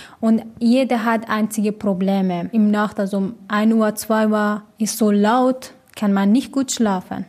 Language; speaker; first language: German; non-native, learner; Persian